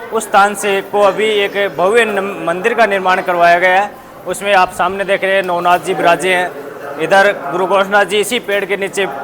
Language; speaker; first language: Hindi; native; Hindi